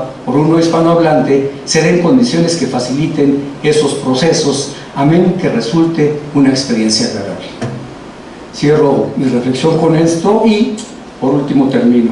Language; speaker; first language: Spanish; native; Spanish